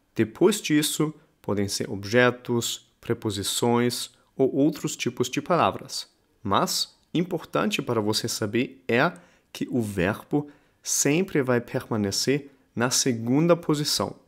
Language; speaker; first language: Portuguese; non-native, fluent; German